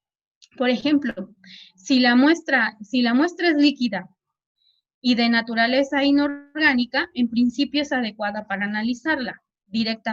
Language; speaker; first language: Spanish; native; Spanish